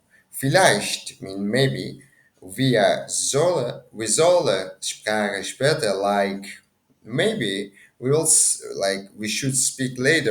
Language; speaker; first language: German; non-native, learner; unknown